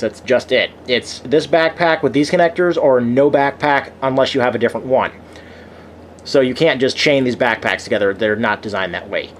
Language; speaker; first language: English; native; English